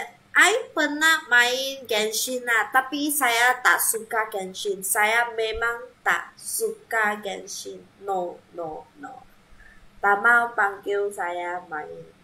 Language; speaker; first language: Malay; non-native, local second language; Cantonese